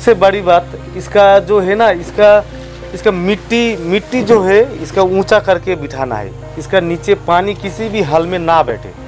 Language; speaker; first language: Hindi; non-native, local second language; Bangla